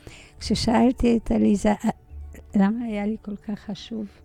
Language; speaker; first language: Hebrew; early bilingual, other home language; Polish